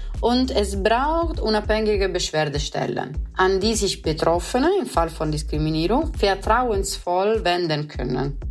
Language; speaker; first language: German; non-native, fluent; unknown